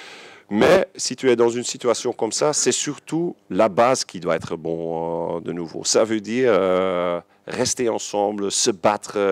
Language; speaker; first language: French; non-native, local second language; Dutch